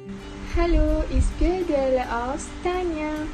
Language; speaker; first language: German; non-native, learner; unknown